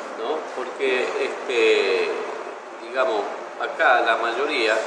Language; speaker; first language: Spanish; native; Spanish